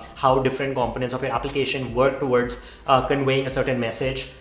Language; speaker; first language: English; non-native, local second language; Hindi